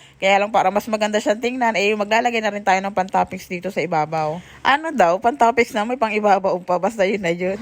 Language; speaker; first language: Filipino; native; Filipino